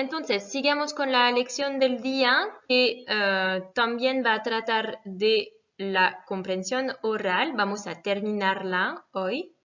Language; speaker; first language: Spanish; non-native, fluent; French